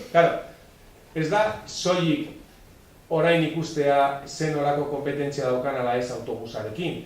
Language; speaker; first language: Basque; non-native, local second language; Spanish